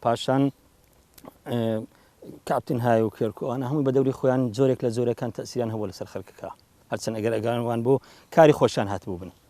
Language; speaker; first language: Central Kurdish; native; Central Kurdish